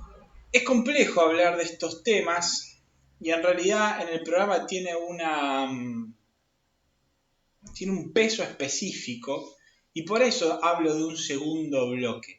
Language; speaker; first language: Spanish; native; Spanish